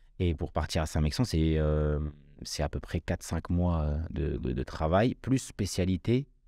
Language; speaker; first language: French; early bilingual, other home language; Kabyle